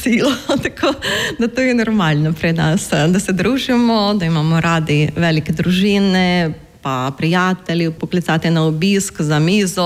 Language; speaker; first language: Slovenian; non-native, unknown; Ukrainian